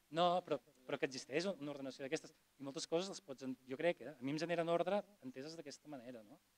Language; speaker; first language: Catalan; non-native, local second language; Spanish